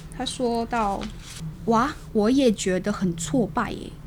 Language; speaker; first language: Chinese; native; Chinese